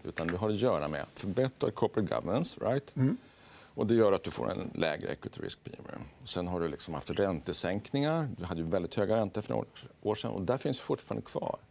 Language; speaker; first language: Swedish; native; Swedish